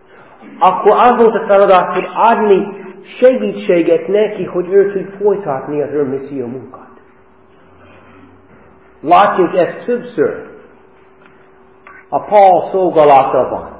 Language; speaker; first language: Hungarian; non-native, fluent; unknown